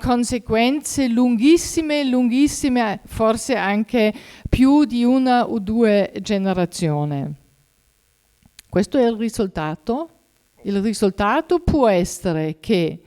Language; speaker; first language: Italian; non-native, fluent; German